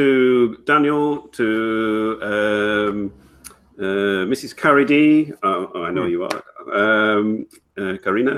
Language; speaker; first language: English; native; English